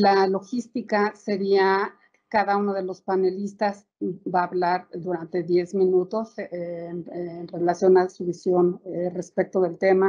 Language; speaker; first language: Spanish; native; Spanish